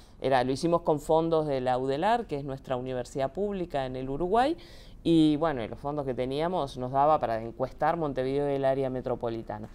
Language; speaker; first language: Spanish; native; Spanish